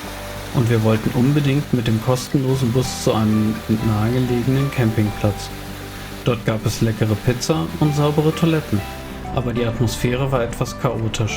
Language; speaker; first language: German; native; German